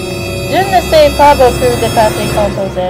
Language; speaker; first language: French; non-native, learner; English